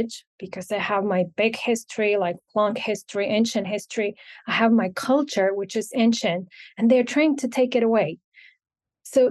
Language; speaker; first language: English; non-native, fluent; Ukrainian